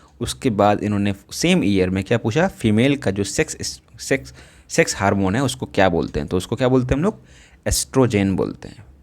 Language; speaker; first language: Hindi; native; Hindi